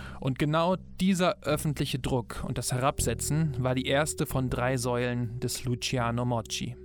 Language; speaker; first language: German; native; German